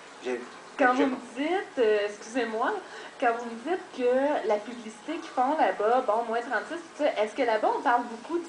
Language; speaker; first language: French; native; French